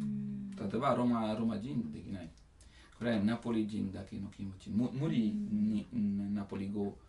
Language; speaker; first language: Japanese; non-native, learner; Italian